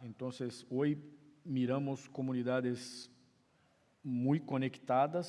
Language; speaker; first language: Spanish; non-native, fluent; Portuguese